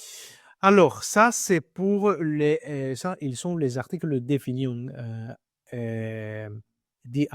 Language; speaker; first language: French; non-native, learner; Greek